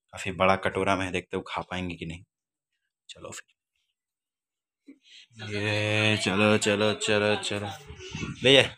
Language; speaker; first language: Hindi; native; Hindi